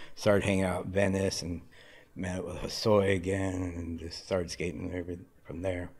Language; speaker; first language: English; native; English